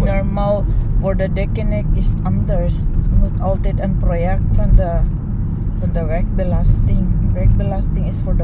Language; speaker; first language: Dutch; non-native, learner; Filipino